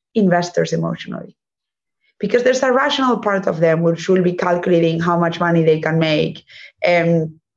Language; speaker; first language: English; non-native, fluent; Spanish